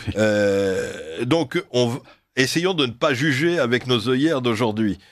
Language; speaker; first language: French; native; French